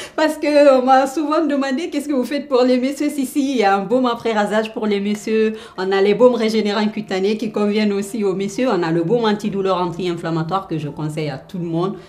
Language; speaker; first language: French; non-native, local second language; Fula